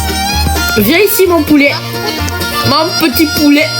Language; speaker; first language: French; native; French